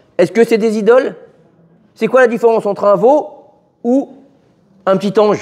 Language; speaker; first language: French; native; French